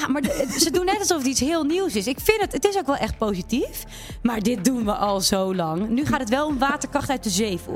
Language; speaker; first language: Dutch; native; Dutch